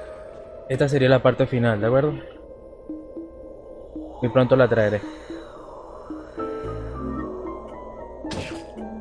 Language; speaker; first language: Spanish; native; Spanish